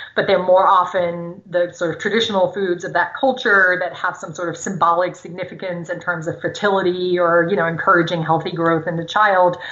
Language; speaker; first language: English; non-native, fluent; German